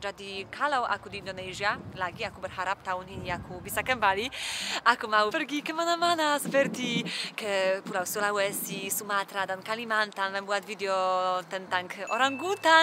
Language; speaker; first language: Indonesian; non-native, learner; Polish